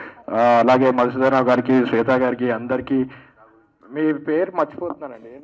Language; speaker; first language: Telugu; native; Telugu